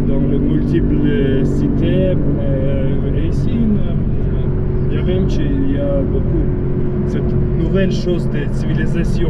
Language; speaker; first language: French; non-native, learner; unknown